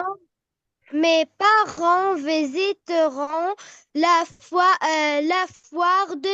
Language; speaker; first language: French; non-native, learner; Arabic